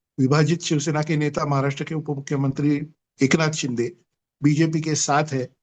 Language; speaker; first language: Hindi; non-native, local second language; Marathi